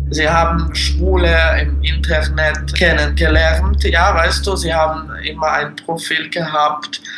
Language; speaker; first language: German; non-native, fluent; Russian